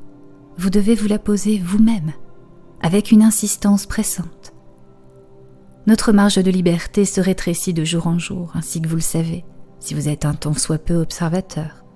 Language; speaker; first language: French; native; French